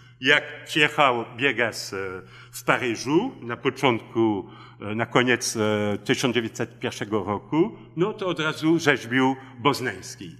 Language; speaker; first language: Polish; early bilingual, heritage; Polish